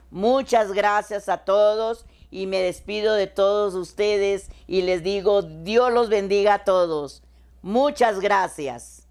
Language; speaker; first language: Spanish; native; Spanish